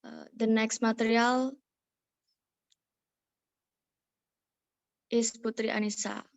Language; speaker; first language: English; non-native, learner; Indonesian